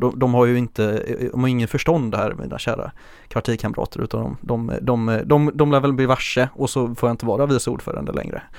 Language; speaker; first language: Swedish; native; Swedish